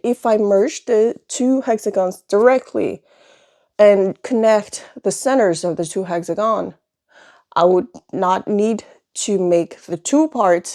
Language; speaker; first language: English; non-native, fluent; French